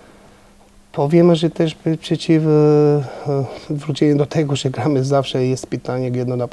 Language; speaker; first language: Polish; non-native, fluent; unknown